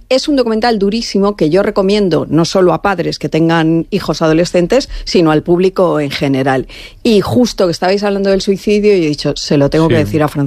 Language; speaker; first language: Spanish; native; Spanish